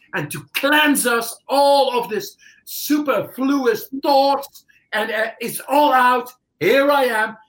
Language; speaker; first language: English; non-native, fluent; Dutch